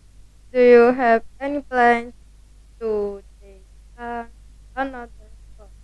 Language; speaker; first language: English; non-native, learner; Indonesian